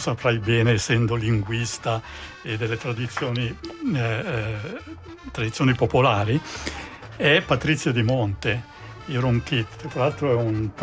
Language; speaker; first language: Italian; native; Italian